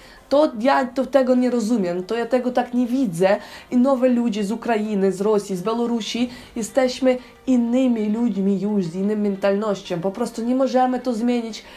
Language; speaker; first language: Polish; non-native, learner; Ukrainian